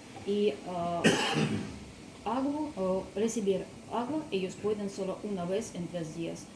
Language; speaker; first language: Spanish; non-native, learner; Russian